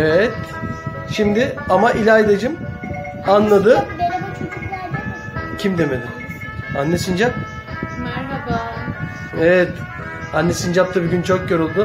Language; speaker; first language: Turkish; native; Turkish